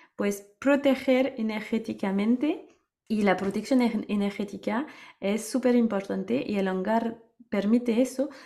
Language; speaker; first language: Spanish; non-native, fluent; French